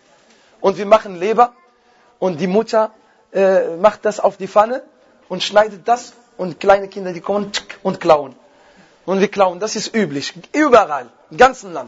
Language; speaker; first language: German; non-native, fluent; Arabic